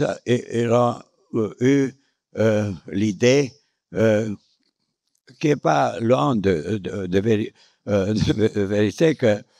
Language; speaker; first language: French; non-native, fluent; Romanian